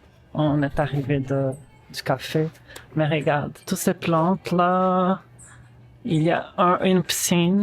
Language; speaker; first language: French; non-native, fluent; Portuguese